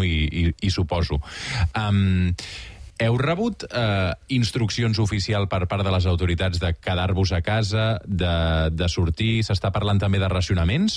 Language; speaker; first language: Catalan; native; Catalan